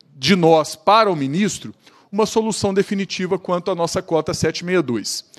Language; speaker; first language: Portuguese; native; Portuguese